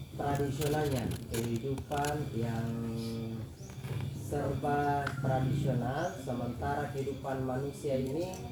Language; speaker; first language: Indonesian; non-native, local second language; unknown